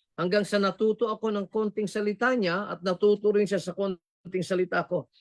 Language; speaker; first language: Filipino; non-native, local second language; Cebuano